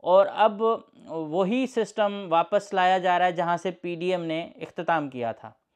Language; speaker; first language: Urdu; non-native, local second language; Sindhi